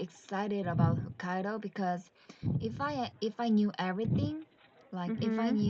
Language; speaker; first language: English; non-native, learner; Korean